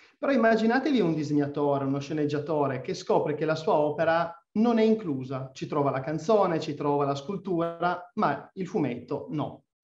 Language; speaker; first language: Italian; native; Italian